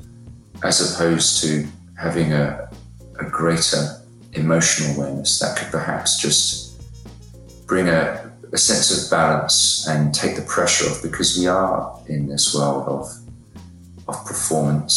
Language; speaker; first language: English; native; English